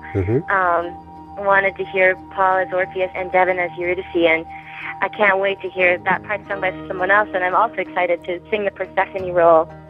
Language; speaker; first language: English; native; English